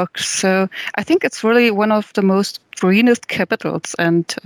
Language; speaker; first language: English; non-native, fluent; German